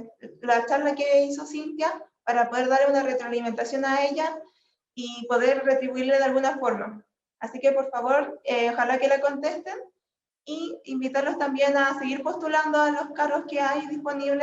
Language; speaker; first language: Spanish; native; Spanish